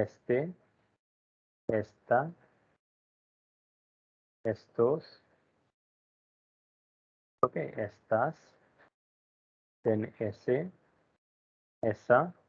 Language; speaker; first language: Spanish; non-native, fluent; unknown